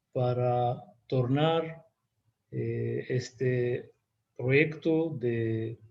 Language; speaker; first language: Spanish; non-native, fluent; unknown